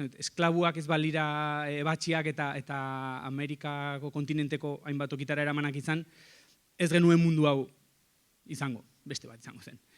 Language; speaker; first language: Basque; native; Basque